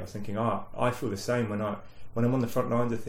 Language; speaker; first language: English; native; English